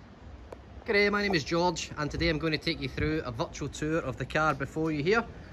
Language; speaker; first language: English; native; English